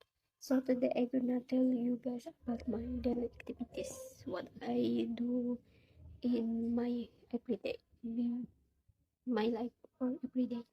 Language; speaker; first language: English; non-native, learner; Indonesian